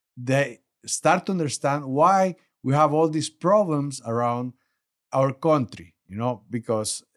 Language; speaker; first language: English; non-native, learner; Spanish